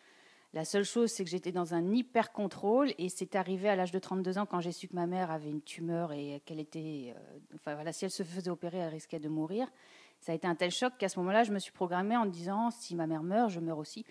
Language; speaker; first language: French; native; French